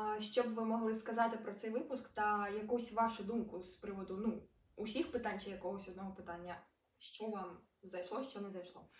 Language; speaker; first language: Ukrainian; non-native, local second language; Russian